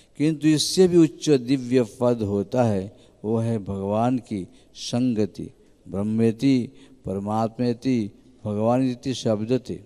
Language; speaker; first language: Hindi; native; Hindi